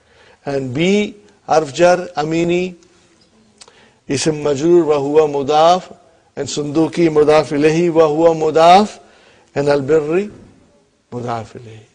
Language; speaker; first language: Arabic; non-native, fluent; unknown